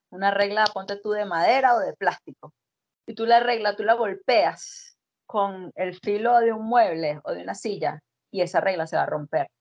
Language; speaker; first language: Spanish; native; Spanish